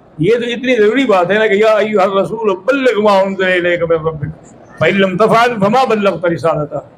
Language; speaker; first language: Urdu; native; Urdu